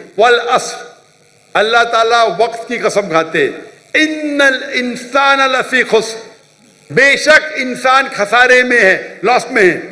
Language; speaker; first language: Urdu; non-native, local second language; Konkani